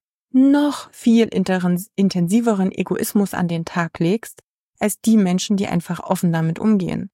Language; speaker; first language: German; native; German